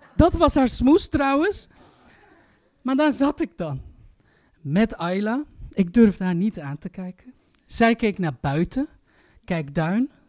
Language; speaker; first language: Dutch; early bilingual, other home language; Turkish